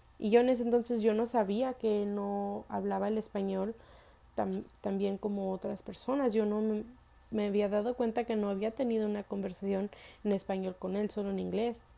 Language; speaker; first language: Spanish; early bilingual, heritage; Spanish